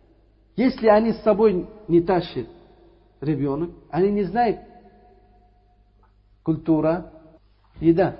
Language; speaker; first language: Russian; non-native, learner; Uzbek